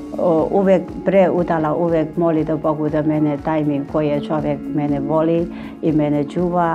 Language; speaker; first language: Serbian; non-native, learner; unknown